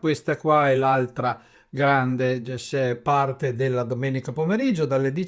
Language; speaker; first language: Italian; native; Italian